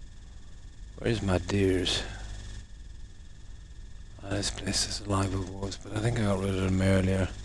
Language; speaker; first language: English; native; English